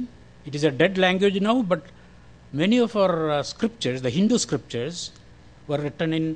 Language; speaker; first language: English; non-native, local second language; Malayalam